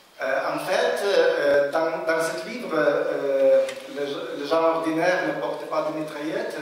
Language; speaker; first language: French; non-native, fluent; Ukrainian